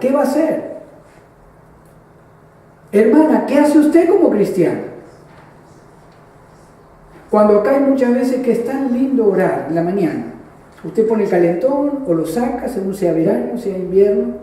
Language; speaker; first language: Spanish; native; Spanish